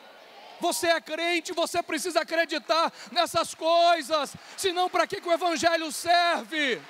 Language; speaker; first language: Portuguese; native; Portuguese